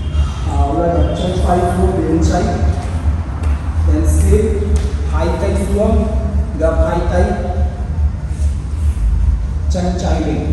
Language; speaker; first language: Vietnamese; non-native, learner; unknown